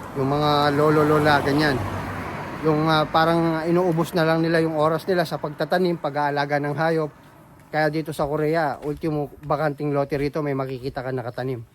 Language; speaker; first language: Filipino; non-native, local second language; Pampanga